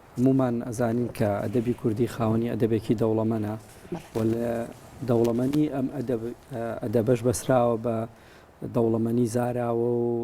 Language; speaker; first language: Central Kurdish; non-native, local second language; Gurani